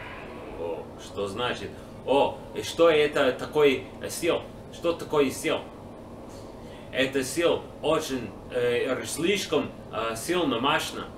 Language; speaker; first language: Russian; non-native, learner; English